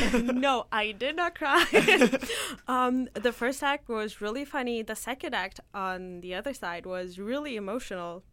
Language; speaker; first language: English; non-native, fluent; Turkish